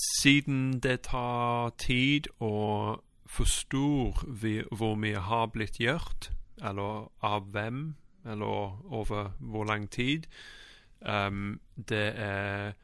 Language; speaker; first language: Norwegian; non-native, fluent; English